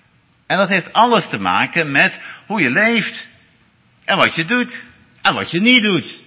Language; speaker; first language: Dutch; native; Dutch